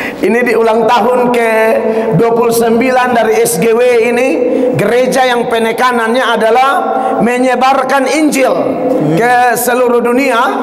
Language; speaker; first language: Indonesian; native; Indonesian